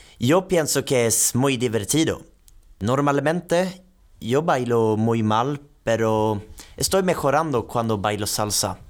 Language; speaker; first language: Spanish; non-native, learner; Swedish